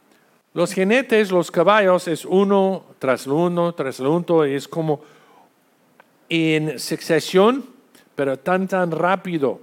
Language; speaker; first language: Spanish; non-native, fluent; English